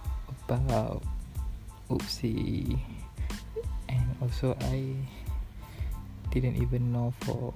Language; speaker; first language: English; non-native, learner; Malay